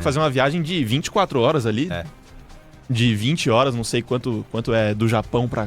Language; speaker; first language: Portuguese; native; Portuguese